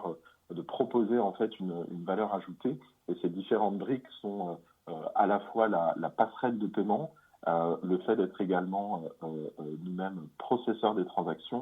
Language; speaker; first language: French; native; French